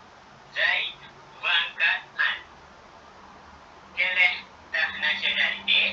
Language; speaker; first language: French; non-native, learner; Malay